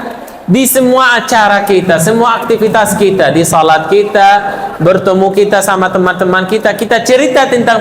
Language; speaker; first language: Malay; non-native, fluent; Arabic